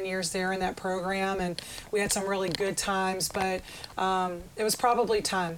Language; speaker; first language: English; native; English